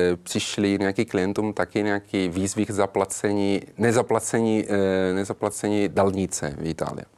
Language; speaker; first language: Czech; non-native, learner; Italian